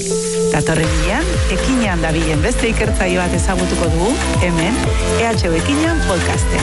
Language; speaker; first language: Basque; native; Basque